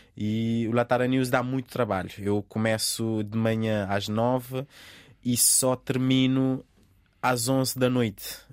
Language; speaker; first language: Portuguese; non-native, local second language; Kabuverdianu